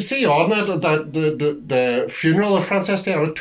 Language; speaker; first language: English; native; English